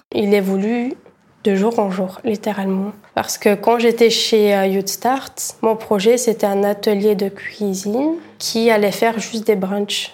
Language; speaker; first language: French; early bilingual, other home language; Bulgarian